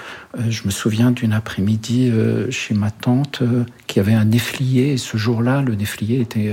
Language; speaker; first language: French; early bilingual, other home language; Arabic